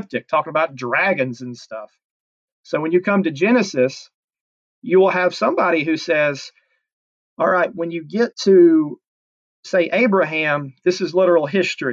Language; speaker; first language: English; native; English